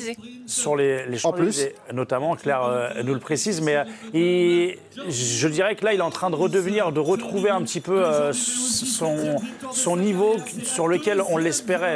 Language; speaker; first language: French; native; French